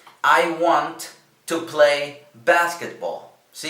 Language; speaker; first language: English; non-native, learner; Spanish